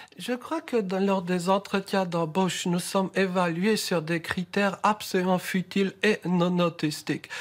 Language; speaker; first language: French; native; French